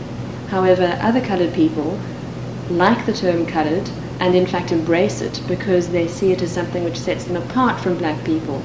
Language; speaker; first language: English; native; English